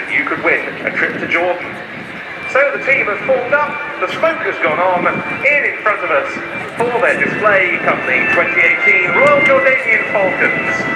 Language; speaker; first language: English; native; English